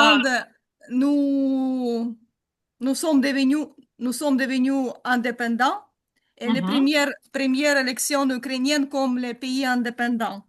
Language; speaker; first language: French; non-native, learner; Ukrainian